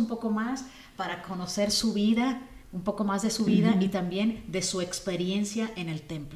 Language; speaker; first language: Spanish; native; Spanish